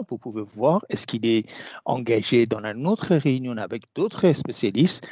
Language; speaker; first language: French; non-native, fluent; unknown